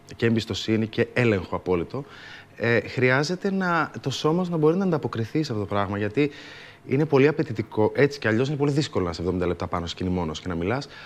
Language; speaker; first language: Greek; native; Greek